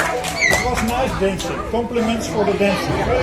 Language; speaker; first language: English; non-native, fluent; Dutch